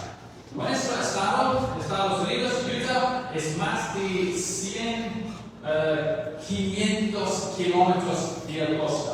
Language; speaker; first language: Spanish; non-native, learner; English